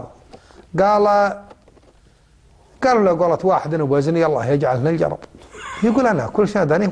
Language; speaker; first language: Arabic; native; Arabic